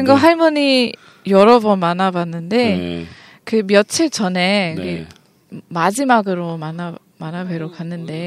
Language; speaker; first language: Korean; non-native, learner; English